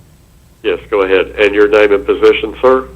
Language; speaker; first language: English; native; English